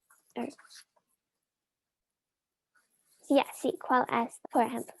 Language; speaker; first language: Spanish; non-native, learner; English